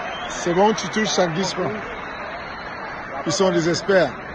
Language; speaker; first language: French; native; French